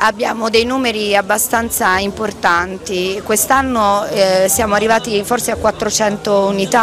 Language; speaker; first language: Italian; native; Italian